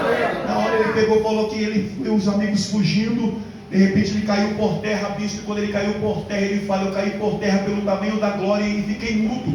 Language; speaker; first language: Portuguese; native; Portuguese